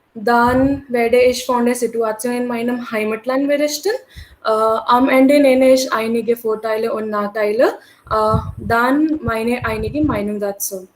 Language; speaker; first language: German; non-native, learner; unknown